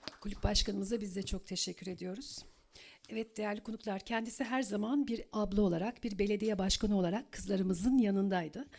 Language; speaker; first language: Turkish; native; Turkish